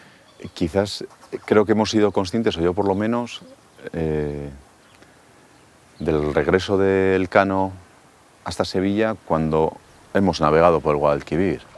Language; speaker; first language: Spanish; native; Spanish